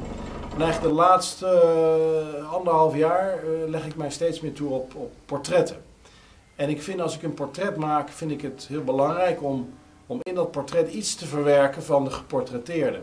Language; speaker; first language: Dutch; native; Dutch